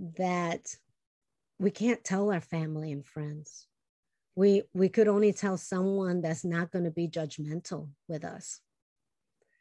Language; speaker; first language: English; early bilingual, other home language; Spanish